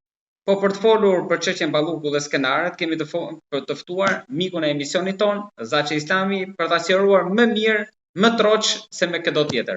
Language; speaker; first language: Albanian; native; Albanian